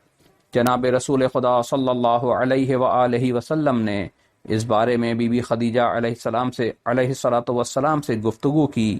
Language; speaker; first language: Urdu; native; Urdu